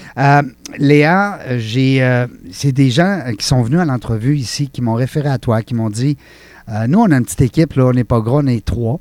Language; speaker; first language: French; native; French